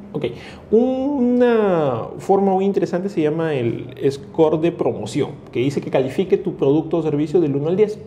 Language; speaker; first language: Spanish; native; Spanish